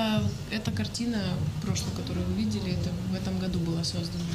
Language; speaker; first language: Russian; native; Russian